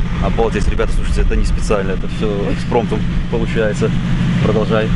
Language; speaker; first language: Russian; native; Russian